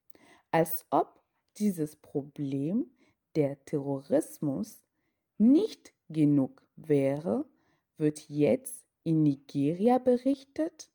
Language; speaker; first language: German; non-native, fluent; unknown